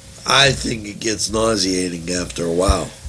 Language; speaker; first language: English; native; English